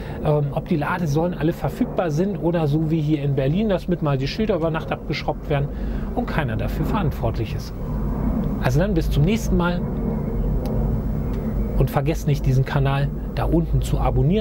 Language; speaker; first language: German; native; German